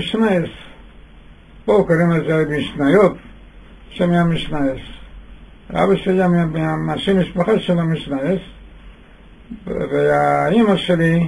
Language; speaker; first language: Hebrew; non-native, fluent; Yiddish